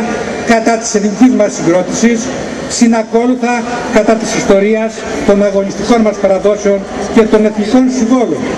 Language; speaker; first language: Greek; native; Greek